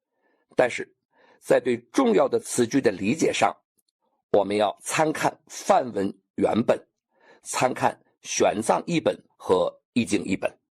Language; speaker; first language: Chinese; native; Chinese